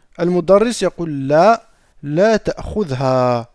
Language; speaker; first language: Arabic; non-native, fluent; French